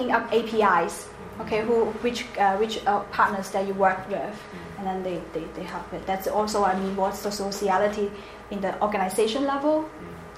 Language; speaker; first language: English; non-native, fluent; Chinese